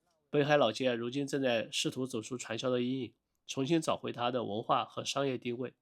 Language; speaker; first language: Chinese; native; Chinese